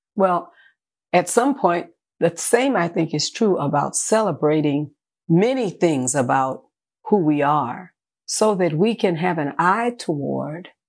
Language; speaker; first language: English; native; English